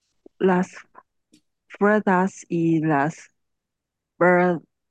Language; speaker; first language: Spanish; non-native, learner; Chinese